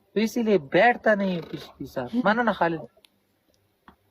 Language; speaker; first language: Hindi; non-native, fluent; Pashto